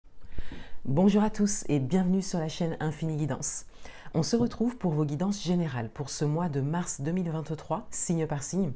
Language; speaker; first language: French; native; French